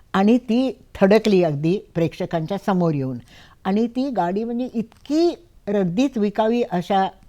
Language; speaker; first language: Marathi; native; Marathi